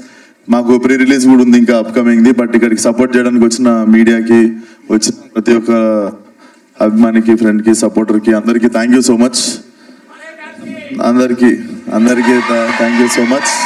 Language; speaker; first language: Telugu; native; Telugu